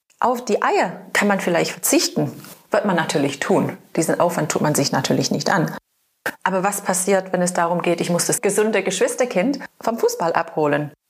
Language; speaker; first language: German; non-native, fluent; English